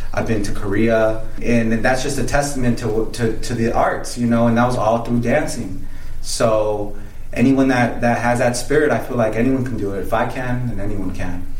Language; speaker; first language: English; early bilingual, other home language; Spanish